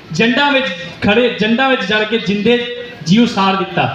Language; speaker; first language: Hindi; non-native, local second language; Punjabi